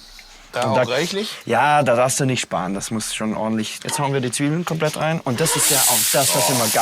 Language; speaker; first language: German; native; German